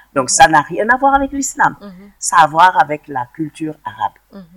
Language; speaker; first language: French; non-native, local second language; Wolof